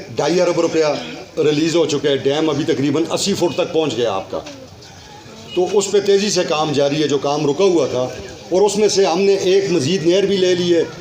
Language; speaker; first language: Urdu; non-native, local second language; Northern Hindko